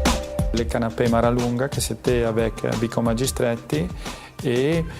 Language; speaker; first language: French; non-native, fluent; Italian